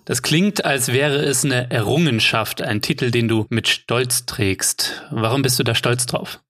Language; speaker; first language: German; native; German